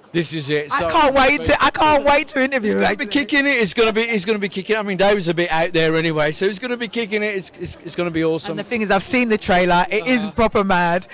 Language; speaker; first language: English; native; English